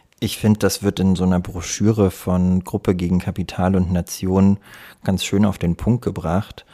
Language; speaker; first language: German; early bilingual, other home language; Russian